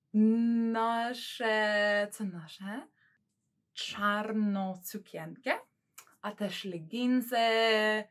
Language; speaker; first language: Polish; early bilingual, other home language; English